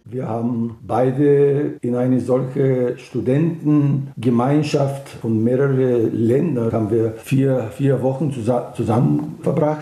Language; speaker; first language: German; non-native, fluent; Bulgarian